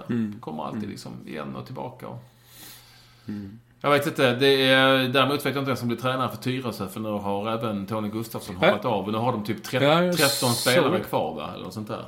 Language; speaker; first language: Swedish; native; Swedish